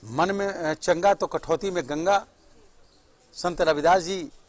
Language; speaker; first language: Hindi; native; Hindi